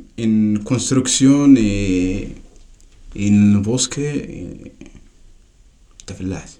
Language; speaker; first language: Spanish; non-native, learner; Tachelhit